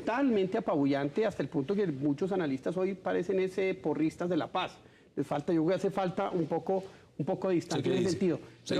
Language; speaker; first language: Spanish; native; Spanish